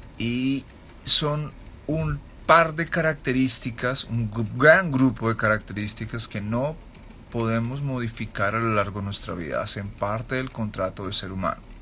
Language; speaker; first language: Spanish; native; Spanish